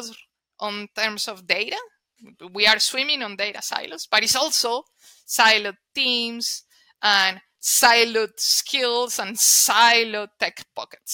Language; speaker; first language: English; non-native, fluent; Spanish